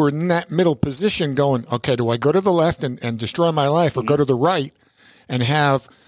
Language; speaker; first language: English; early bilingual, other home language; Italian